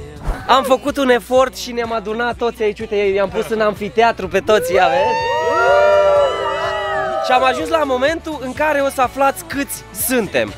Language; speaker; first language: Romanian; native; Romanian